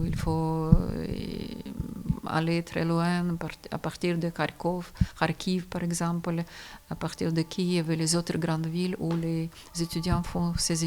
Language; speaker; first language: French; non-native, fluent; Ukrainian